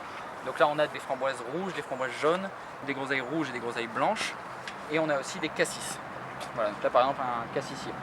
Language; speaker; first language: French; native; French